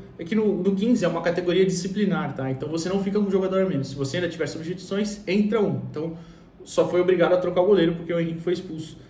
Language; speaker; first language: Portuguese; native; Portuguese